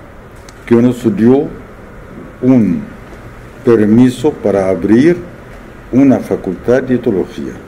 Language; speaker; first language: Spanish; non-native, fluent; Arabic